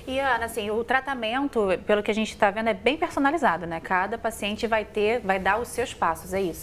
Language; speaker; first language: Portuguese; native; Portuguese